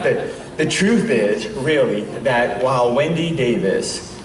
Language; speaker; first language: English; native; English